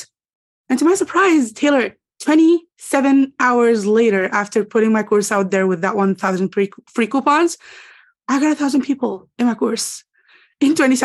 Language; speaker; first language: English; non-native, fluent; Arabic